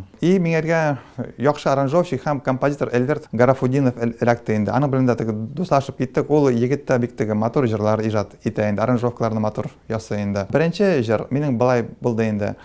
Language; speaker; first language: Tatar; non-native, local second language; Russian